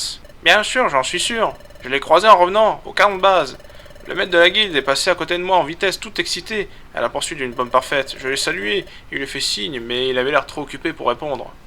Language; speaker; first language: French; native; French